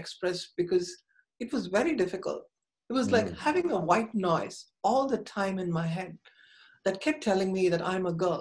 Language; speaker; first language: English; non-native, local second language; Tamil